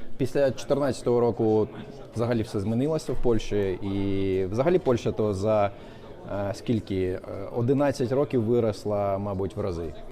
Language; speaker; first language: Ukrainian; non-native, local second language; Russian